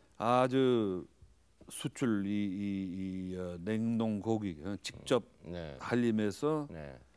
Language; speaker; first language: Korean; non-native, fluent; English